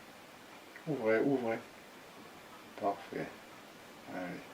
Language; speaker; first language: French; native; French